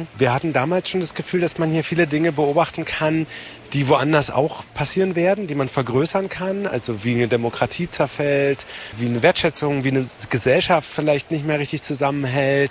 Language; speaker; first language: German; native; German